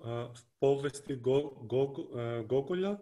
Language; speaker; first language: Russian; non-native, fluent; Greek